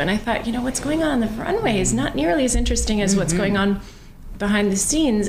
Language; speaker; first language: English; native; English